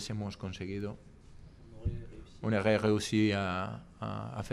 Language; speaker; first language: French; non-native, learner; Spanish